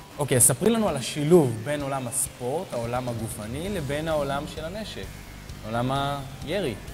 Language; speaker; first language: Hebrew; native; Hebrew